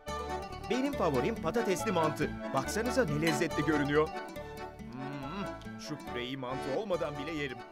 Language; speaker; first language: Turkish; native; Turkish